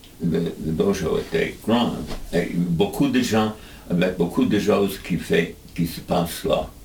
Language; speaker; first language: French; non-native, learner; English